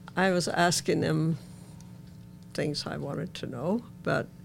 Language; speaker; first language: English; native; English